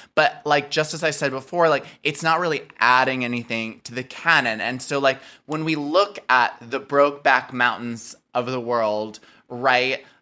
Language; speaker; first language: English; native; English